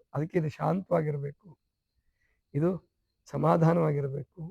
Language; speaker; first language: Kannada; native; Kannada